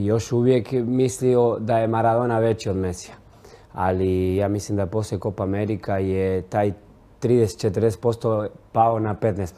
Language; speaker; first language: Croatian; non-native, fluent; Spanish